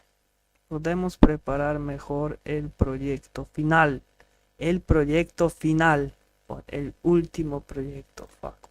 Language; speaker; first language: Spanish; non-native, learner; English